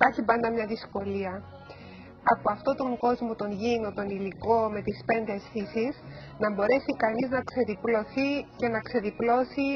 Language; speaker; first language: Greek; native; Greek